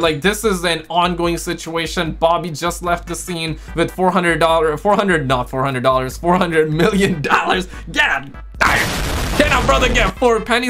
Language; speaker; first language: English; native; English